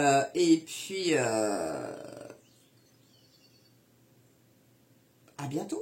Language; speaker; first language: French; native; French